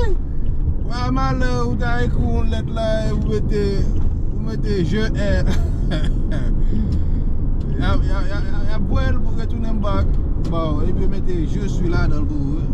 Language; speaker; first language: French; non-native, learner; Haitian Creole